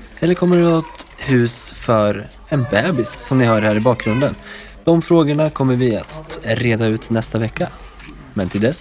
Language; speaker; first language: Swedish; native; Swedish